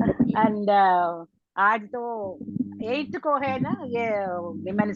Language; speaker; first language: Hindi; non-native, local second language; Tamil